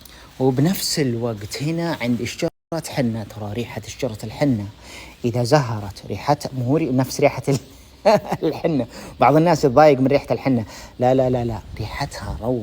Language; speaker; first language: Arabic; native; Arabic